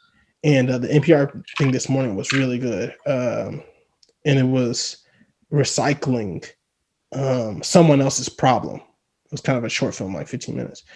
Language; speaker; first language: English; native; English